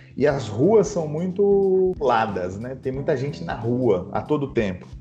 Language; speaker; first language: Portuguese; native; Portuguese